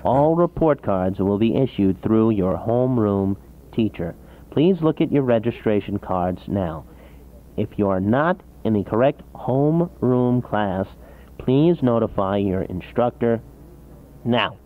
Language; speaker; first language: English; native; English